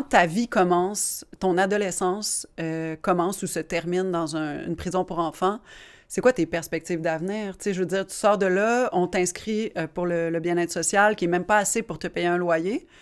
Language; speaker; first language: French; native; French